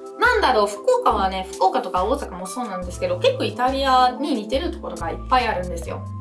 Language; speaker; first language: Japanese; non-native, fluent; Italian